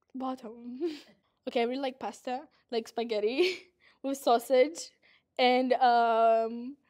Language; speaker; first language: English; non-native, fluent; Portuguese